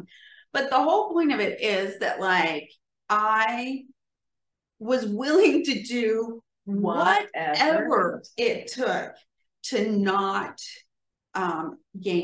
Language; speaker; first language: English; native; English